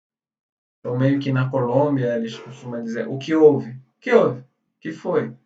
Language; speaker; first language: Portuguese; non-native, fluent; Spanish